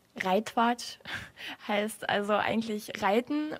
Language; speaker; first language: German; non-native, local second language; Upper Sorbian